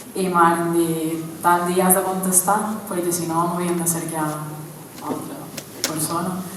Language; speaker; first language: Catalan; native; Catalan